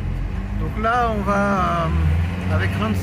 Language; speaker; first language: French; native; French